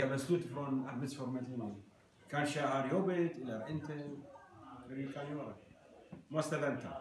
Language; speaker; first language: Swedish; non-native, learner; Arabic